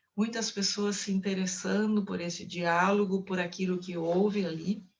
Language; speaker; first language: Portuguese; non-native, local second language; German